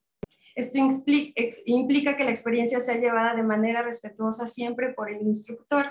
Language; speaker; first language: Spanish; native; Spanish